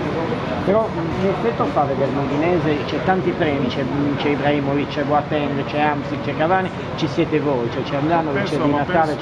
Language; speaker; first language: Italian; native; Italian